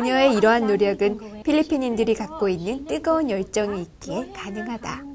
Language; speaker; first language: Korean; native; Korean